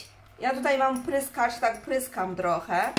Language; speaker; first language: Polish; non-native, learner; Chinese